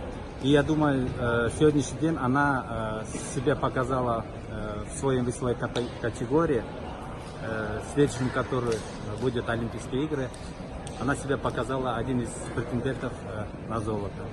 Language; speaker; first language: Russian; non-native, local second language; Kyrgyz